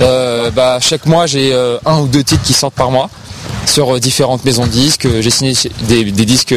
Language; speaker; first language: French; native; French